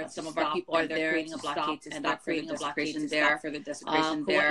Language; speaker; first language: English; native; English